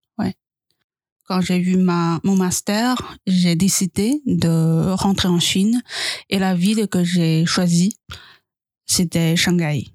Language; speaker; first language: French; non-native, fluent; Chinese